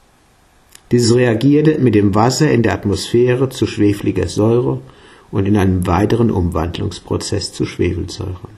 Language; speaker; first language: German; native; German